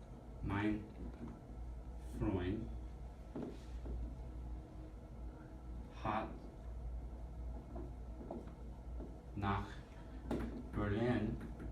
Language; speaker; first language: German; non-native, learner; English